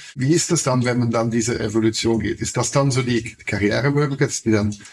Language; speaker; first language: German; non-native, fluent; Dutch